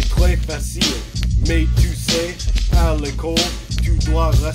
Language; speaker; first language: French; non-native, learner; English